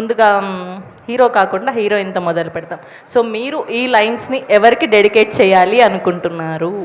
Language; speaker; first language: Telugu; native; Telugu